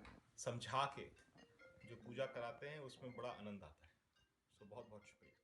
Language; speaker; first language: Hindi; native; Hindi